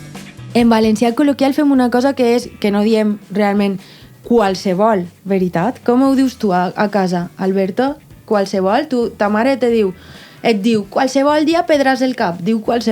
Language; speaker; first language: Catalan; native; Catalan